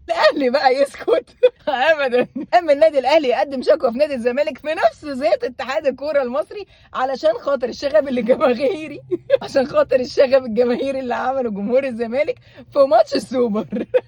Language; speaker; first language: Arabic; native; Arabic